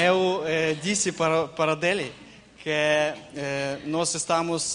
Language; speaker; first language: Portuguese; non-native, learner; Ukrainian